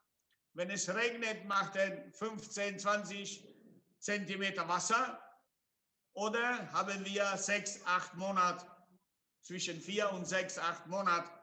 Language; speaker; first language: German; non-native, fluent; Italian